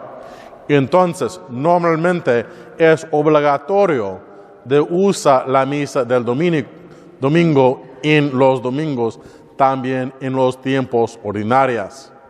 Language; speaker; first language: Spanish; non-native, learner; English